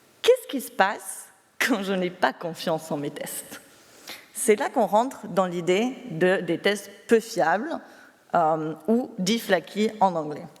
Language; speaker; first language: French; non-native, fluent; Spanish